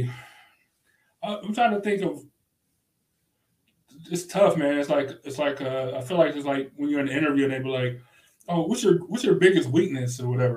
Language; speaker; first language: English; native; English